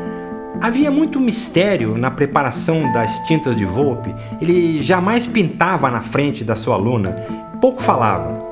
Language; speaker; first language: Portuguese; native; Portuguese